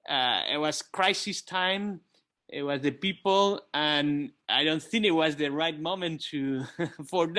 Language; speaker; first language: English; non-native, fluent; Kabuverdianu